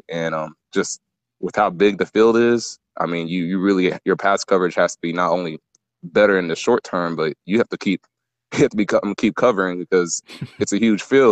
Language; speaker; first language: English; native; English